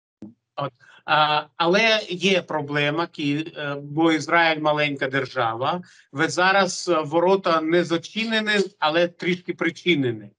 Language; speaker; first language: Ukrainian; non-native, local second language; Russian